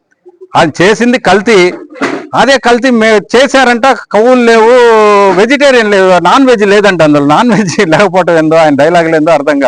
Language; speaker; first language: Telugu; native; Telugu